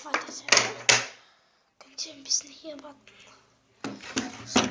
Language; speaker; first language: German; non-native, learner; Bulgarian